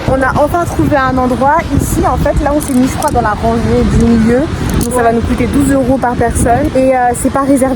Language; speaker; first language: French; native; French